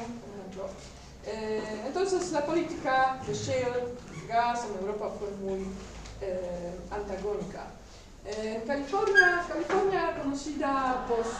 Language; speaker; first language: Spanish; non-native, learner; Polish